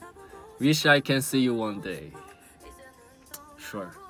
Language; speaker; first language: English; non-native, learner; Korean